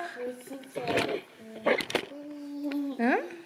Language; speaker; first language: French; native; French